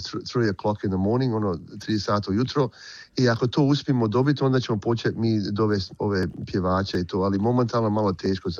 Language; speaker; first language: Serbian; early bilingual, heritage; Croatian